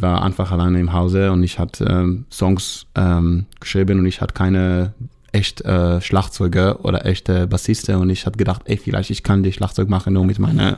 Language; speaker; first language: German; non-native, learner; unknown